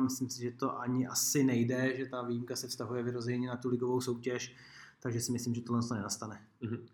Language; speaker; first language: Czech; native; Czech